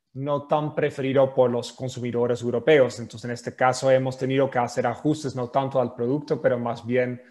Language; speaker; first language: Spanish; non-native, fluent; Dutch